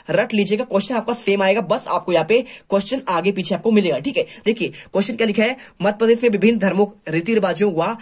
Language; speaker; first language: Hindi; native; Hindi